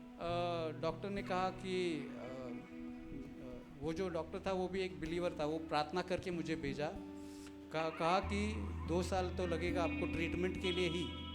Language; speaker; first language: Hindi; non-native, local second language; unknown